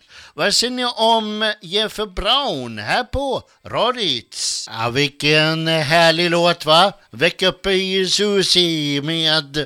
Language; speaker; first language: Swedish; native; Swedish